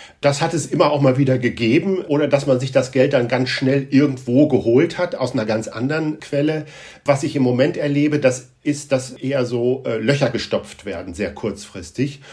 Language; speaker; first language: German; native; German